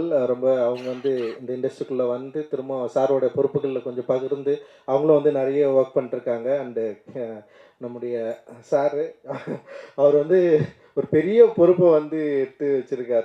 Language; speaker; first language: Tamil; native; Tamil